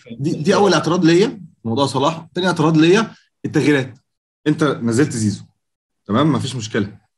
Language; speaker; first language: Arabic; native; Arabic